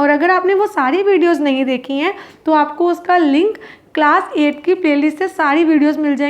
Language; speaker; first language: Hindi; native; Hindi